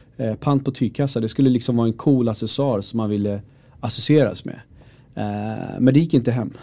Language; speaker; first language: Swedish; early bilingual, other home language; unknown